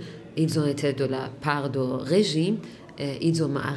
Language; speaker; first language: French; non-native, fluent; Persian